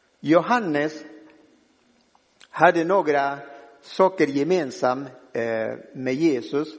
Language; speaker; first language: Swedish; non-native, fluent; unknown